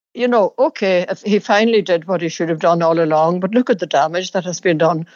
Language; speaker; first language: English; native; English